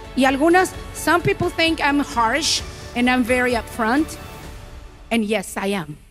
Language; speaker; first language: English; non-native, fluent; Spanish